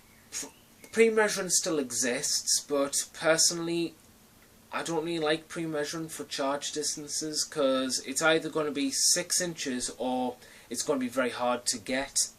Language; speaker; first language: English; native; English